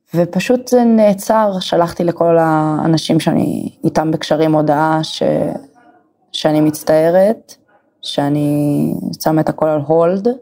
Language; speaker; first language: Hebrew; native; Hebrew